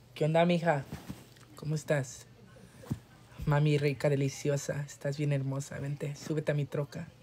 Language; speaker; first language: Spanish; early bilingual, heritage; Spanish